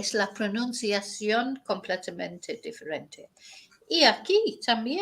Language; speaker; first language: Spanish; non-native, fluent; English